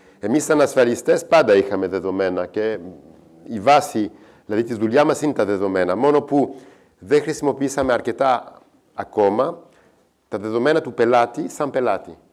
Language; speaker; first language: Greek; non-native, fluent; French